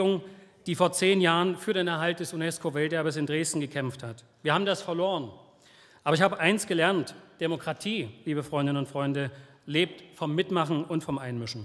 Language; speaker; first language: German; native; German